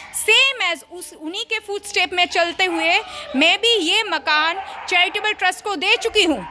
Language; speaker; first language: Hindi; non-native, local second language; Bangla